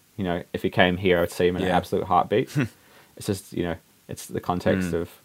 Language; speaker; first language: English; native; English